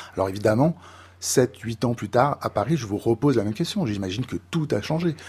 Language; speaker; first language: French; native; French